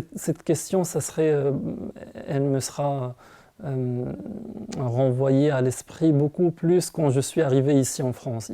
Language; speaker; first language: French; non-native, local second language; Arabic